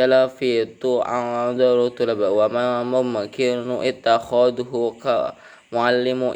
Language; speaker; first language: Arabic; non-native, learner; Indonesian